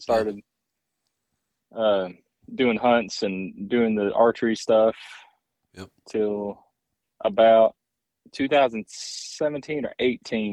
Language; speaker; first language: English; native; English